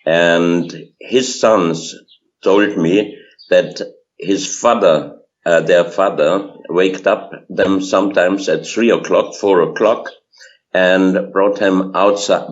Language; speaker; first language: English; non-native, fluent; German